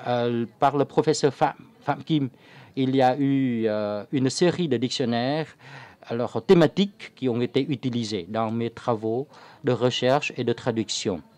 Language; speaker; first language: French; non-native, fluent; Vietnamese